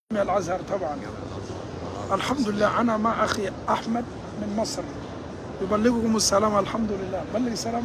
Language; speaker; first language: Arabic; non-native, learner; Bambara